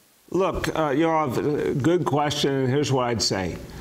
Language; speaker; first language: English; native; English